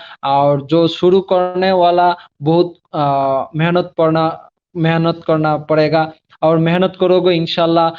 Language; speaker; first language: Hindi; non-native, learner; Bangla